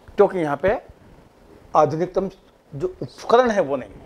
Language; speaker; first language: Hindi; native; Hindi